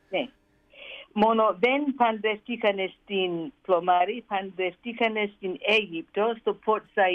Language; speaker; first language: Greek; early bilingual, heritage; Greek